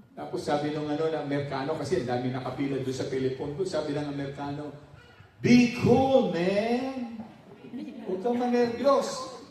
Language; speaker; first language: Filipino; non-native, local second language; Pampanga